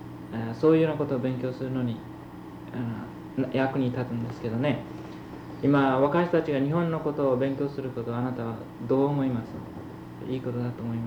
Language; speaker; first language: Japanese; early bilingual, heritage; Japanese